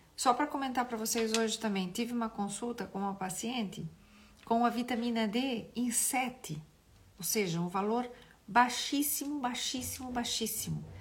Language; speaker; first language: Portuguese; native; Portuguese